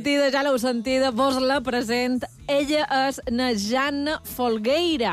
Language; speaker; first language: Catalan; native; Catalan